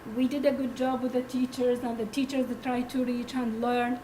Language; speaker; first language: English; non-native, learner; Arabic